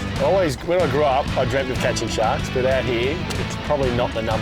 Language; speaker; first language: English; native; English